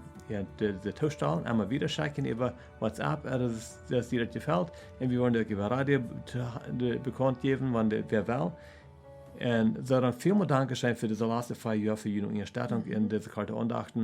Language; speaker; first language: German; non-native, learner; Plautdietsch